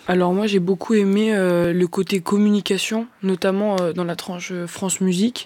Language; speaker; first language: French; native; French